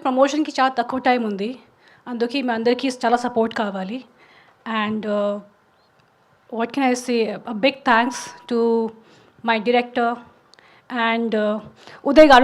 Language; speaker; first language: Telugu; non-native, local second language; Hindi